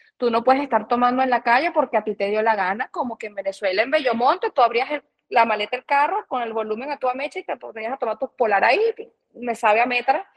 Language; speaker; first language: Spanish; native; Spanish